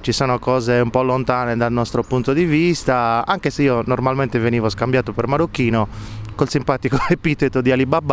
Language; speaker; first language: Italian; native; Italian